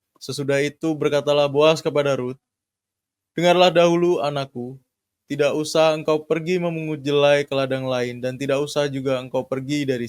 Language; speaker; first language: Indonesian; native; Indonesian